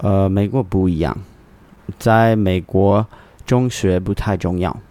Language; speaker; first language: Chinese; non-native, learner; English